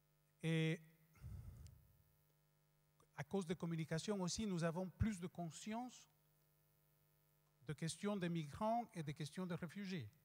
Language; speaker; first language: French; non-native, fluent; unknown